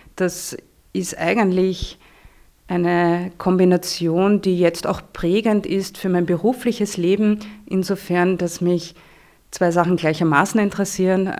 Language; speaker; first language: German; native; German